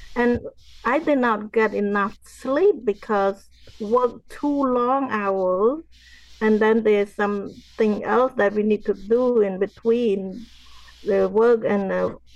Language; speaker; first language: English; non-native, fluent; Khmer